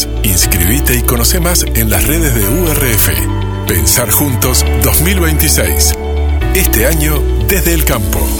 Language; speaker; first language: Spanish; native; Spanish